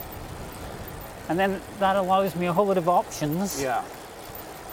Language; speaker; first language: English; native; English